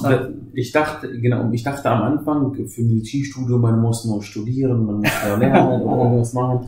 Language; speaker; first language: German; non-native, fluent; Arabic